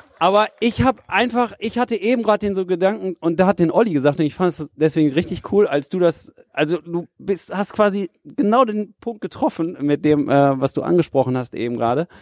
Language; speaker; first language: German; native; German